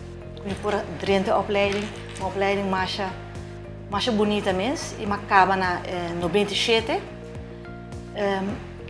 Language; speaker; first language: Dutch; non-native, local second language; Papiamento